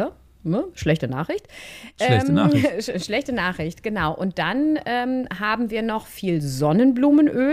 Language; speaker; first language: German; native; German